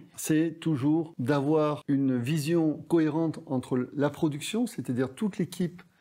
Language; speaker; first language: French; native; French